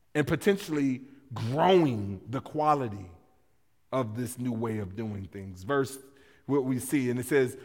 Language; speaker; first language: English; native; English